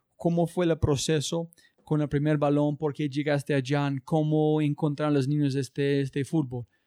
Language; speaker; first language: Spanish; non-native, learner; English